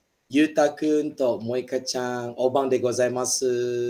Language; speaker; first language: Japanese; non-native, fluent; Malay